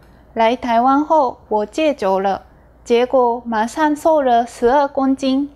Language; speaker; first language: Chinese; non-native, fluent; Japanese